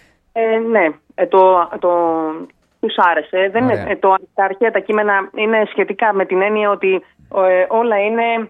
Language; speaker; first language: Greek; native; Greek